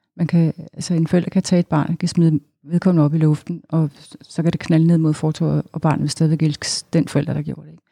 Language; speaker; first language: Danish; native; Danish